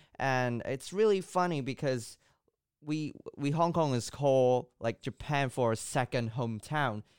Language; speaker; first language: English; non-native, local second language; Cantonese